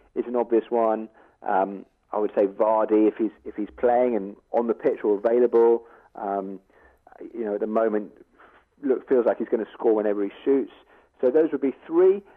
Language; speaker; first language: English; native; English